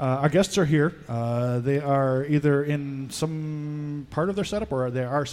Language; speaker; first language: English; native; English